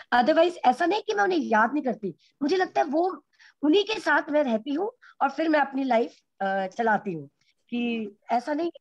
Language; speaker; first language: Hindi; native; Hindi